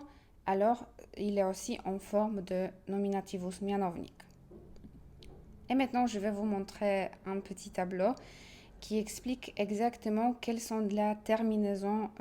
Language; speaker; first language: French; non-native, fluent; Polish